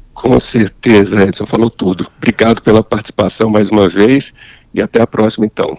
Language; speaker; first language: Portuguese; native; Portuguese